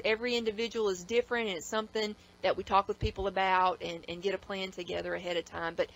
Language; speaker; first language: English; native; English